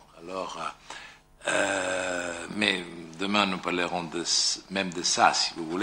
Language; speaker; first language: French; non-native, fluent; Italian